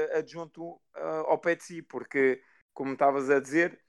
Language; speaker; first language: Portuguese; early bilingual, heritage; Portuguese